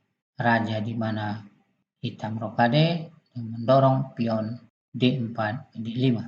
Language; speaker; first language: Indonesian; native; Indonesian